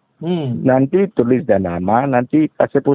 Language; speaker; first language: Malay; non-native, local second language; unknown